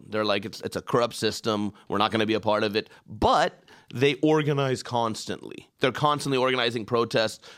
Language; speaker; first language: English; early bilingual, other home language; Persian